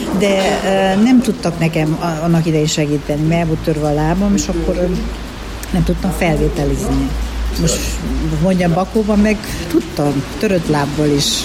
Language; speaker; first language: Hungarian; native; Hungarian